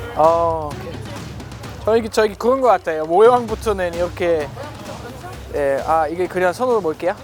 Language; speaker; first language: Korean; non-native, fluent; German